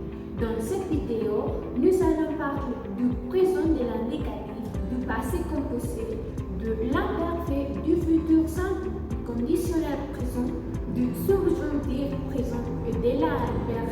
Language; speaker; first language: French; non-native, learner; Spanish